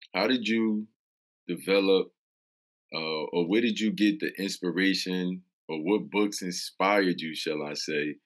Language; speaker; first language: English; native; English